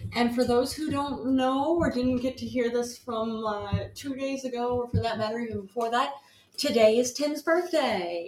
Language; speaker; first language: English; native; English